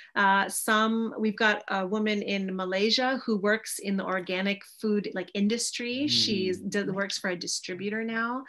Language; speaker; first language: English; native; English